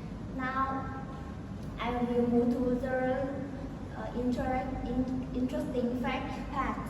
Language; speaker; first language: English; non-native, learner; Vietnamese